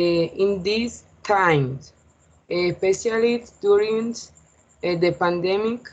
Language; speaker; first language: English; non-native, learner; Spanish